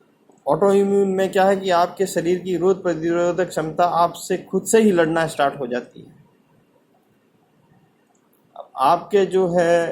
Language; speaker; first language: Hindi; native; Hindi